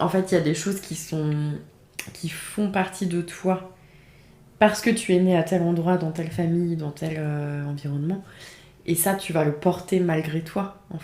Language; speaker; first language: French; native; French